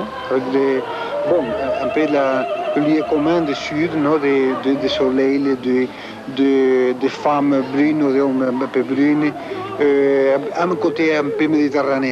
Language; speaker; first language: French; non-native, fluent; Spanish